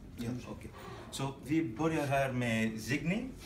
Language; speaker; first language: Swedish; non-native, learner; Arabic